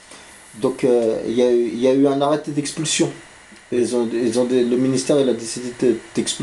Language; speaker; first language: French; native; French